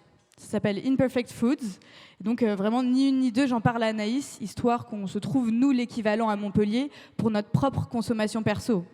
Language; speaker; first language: French; native; French